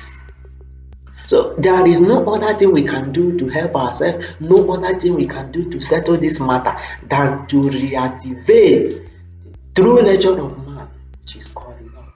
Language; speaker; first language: English; non-native, local second language; Igbo